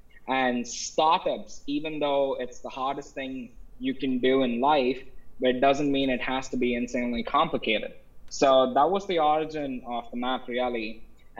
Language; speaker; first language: English; non-native, local second language; Tamil